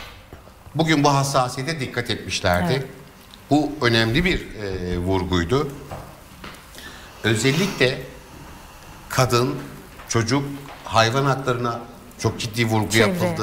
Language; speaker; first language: Turkish; native; Turkish